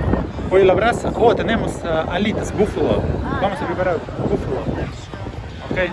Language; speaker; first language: Spanish; non-native, learner; Russian